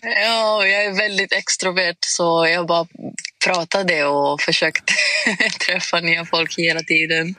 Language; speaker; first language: Swedish; non-native, fluent; Greek